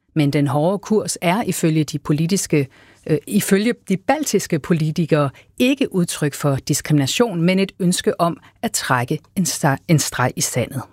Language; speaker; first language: Danish; native; Danish